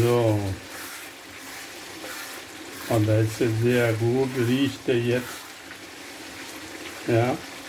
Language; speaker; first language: German; non-native, learner; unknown